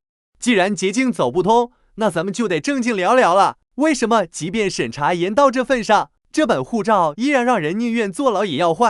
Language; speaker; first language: Chinese; native; Chinese